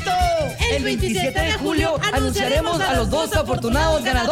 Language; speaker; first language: Spanish; native; Spanish